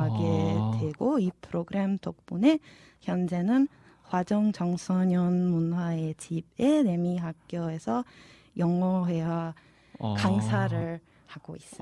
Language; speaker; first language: Korean; non-native, fluent; Serbian